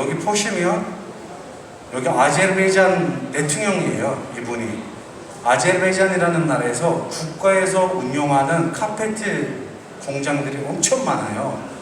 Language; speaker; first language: Korean; non-native, fluent; Turkish